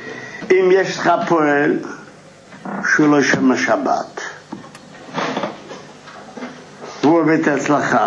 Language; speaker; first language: Hebrew; non-native, fluent; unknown